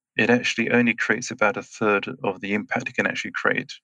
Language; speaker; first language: English; native; English